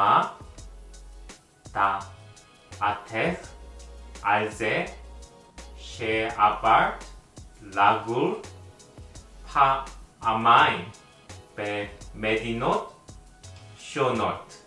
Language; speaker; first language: Hebrew; non-native, learner; Korean